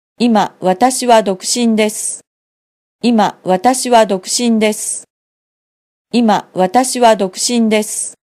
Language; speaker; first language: Japanese; non-native, fluent; Vietnamese